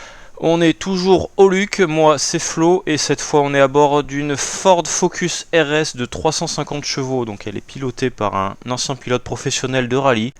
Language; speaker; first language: French; native; French